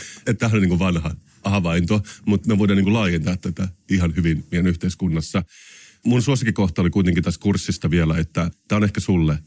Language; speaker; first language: Finnish; non-native, local second language; Swedish